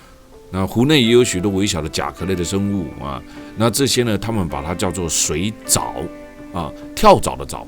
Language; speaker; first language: Chinese; native; Chinese